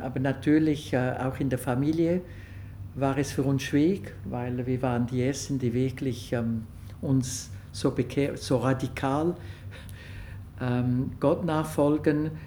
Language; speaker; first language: German; non-native, local second language; French